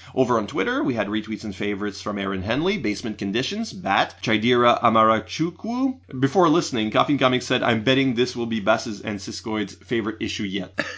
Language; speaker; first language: English; native; English